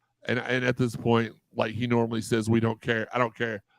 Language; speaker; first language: English; native; English